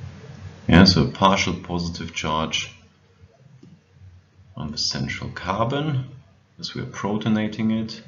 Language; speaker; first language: English; non-native, fluent; German